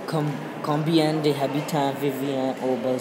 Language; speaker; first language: French; non-native, learner; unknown